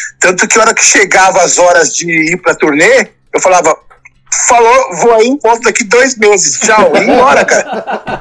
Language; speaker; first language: Portuguese; native; Portuguese